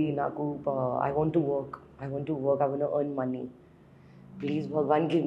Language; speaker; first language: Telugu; non-native, learner; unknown